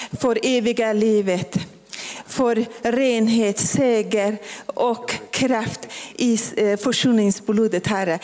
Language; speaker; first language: Swedish; non-native, local second language; Persian